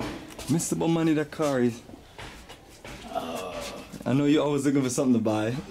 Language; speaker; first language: English; native; English